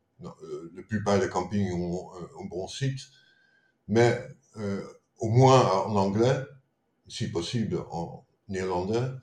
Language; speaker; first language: French; non-native, fluent; Dutch